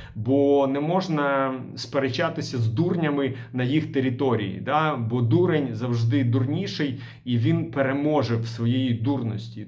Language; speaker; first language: Ukrainian; non-native, local second language; Russian